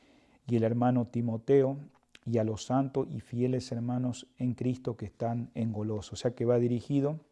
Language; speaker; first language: Spanish; native; Spanish